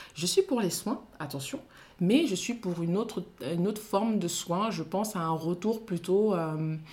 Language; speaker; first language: French; non-native, local second language; Soninke